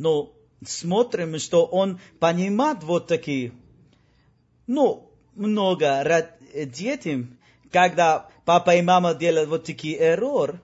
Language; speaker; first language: Russian; non-native, learner; Spanish